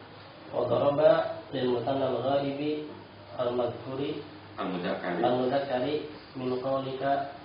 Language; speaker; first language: Arabic; non-native, learner; Indonesian